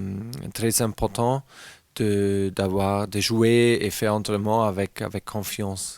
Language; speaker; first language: French; non-native, learner; German